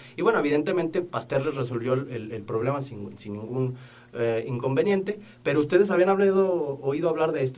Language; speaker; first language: Spanish; native; Spanish